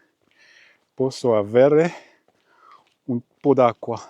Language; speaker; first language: Italian; non-native, learner; French